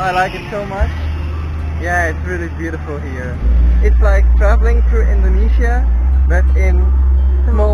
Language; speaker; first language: English; non-native, fluent; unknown